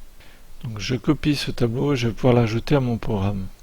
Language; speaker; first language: French; native; French